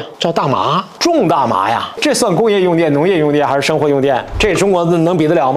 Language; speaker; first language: Chinese; native; Chinese